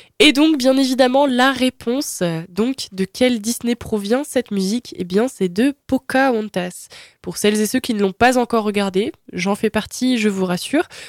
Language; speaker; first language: French; native; French